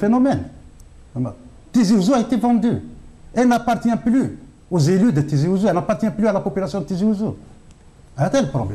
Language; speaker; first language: French; non-native, local second language; Kabyle